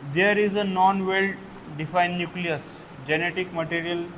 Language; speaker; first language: English; non-native, local second language; Marathi